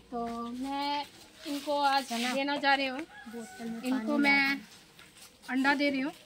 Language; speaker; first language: Hindi; non-native, local second language; Bangla